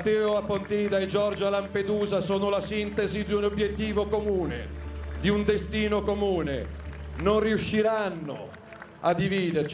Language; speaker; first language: Italian; native; Italian